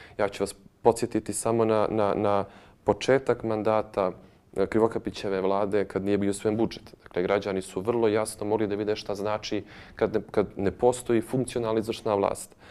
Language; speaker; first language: Bosnian; native; Bosnian